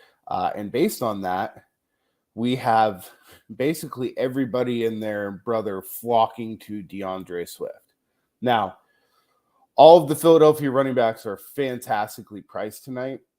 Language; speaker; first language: English; native; English